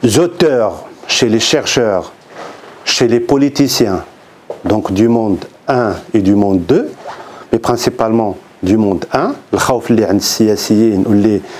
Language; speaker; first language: French; non-native, local second language; Arabic